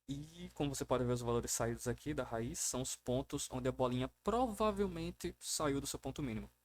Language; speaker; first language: Portuguese; native; Portuguese